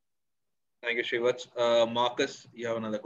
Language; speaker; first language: English; native; English